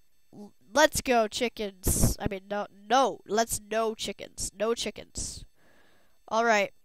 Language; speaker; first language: English; native; English